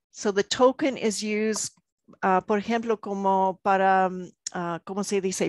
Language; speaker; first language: Spanish; non-native, learner; English